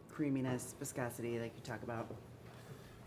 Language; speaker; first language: English; native; English